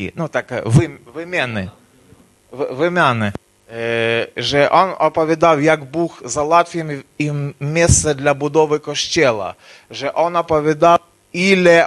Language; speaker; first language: Polish; non-native, learner; Ukrainian